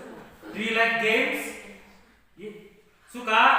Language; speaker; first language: English; non-native, learner; Indonesian